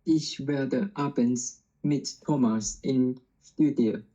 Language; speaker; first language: German; non-native, learner; Chinese